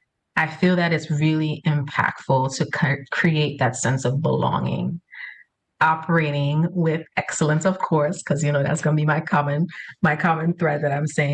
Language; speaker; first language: English; early bilingual, other home language; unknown